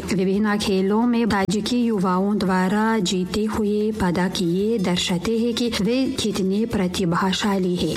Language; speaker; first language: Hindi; non-native, fluent; Tajik